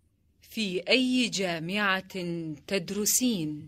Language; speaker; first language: Arabic; non-native, learner; Urdu